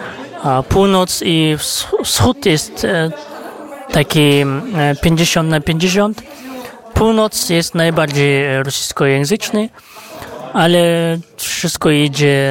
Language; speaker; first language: Polish; non-native, fluent; Kazakh